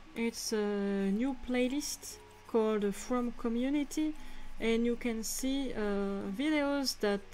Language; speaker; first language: English; non-native, fluent; French